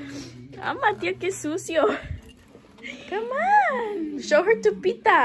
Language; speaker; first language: Spanish; early bilingual, heritage; Spanish